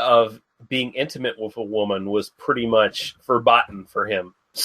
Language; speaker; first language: English; native; English